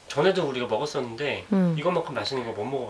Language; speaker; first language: Korean; native; Korean